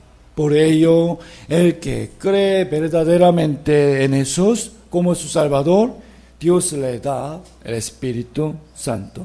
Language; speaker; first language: Spanish; non-native, fluent; Korean